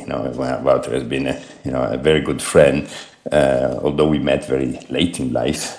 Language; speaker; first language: English; non-native, fluent; Italian